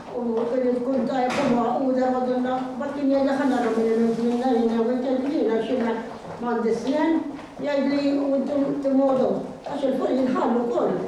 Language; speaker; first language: Maltese; native; Maltese